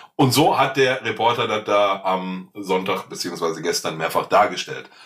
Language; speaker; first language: German; native; German